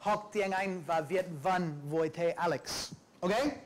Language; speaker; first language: Vietnamese; non-native, learner; English